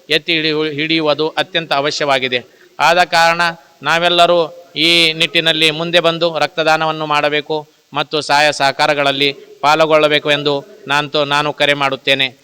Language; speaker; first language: Kannada; non-native, local second language; Urdu